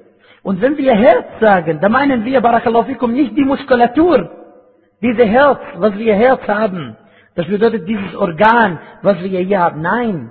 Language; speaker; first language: German; non-native, fluent; Arabic